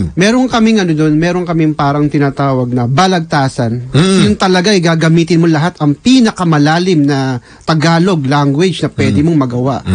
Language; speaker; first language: Filipino; native; Filipino